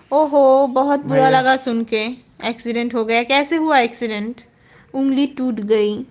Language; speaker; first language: Hindi; non-native, learner; Bangla